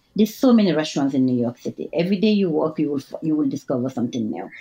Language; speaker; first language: English; non-native, fluent; French